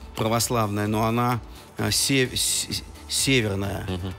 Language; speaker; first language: Russian; native; Russian